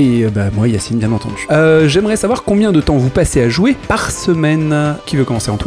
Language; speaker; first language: French; native; French